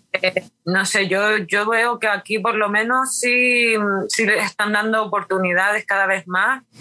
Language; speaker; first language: Spanish; native; Spanish